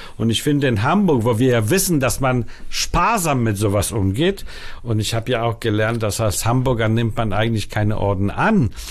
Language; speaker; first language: German; early bilingual, heritage; Polish